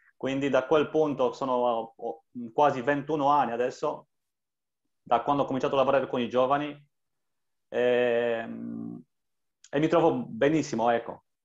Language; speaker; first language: Italian; non-native, fluent; Romanian